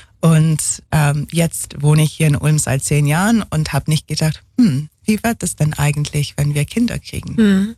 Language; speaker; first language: German; non-native, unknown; English